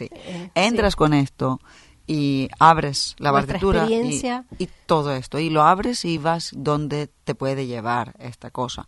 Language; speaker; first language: Spanish; non-native, fluent; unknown